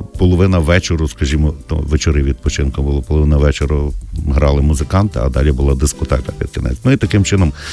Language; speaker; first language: Ukrainian; native; Ukrainian